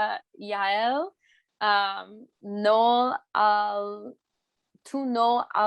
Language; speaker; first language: Spanish; non-native, learner; English